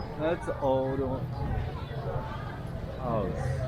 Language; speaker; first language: English; non-native, learner; Chinese